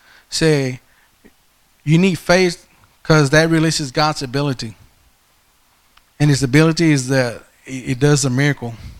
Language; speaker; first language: English; early bilingual, other home language; Spanish